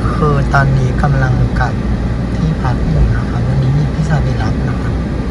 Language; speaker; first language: Thai; non-native, fluent; Vietnamese